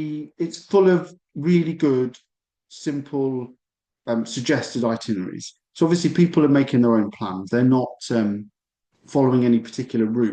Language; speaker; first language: English; native; English